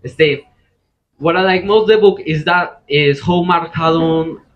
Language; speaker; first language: English; non-native, learner; Spanish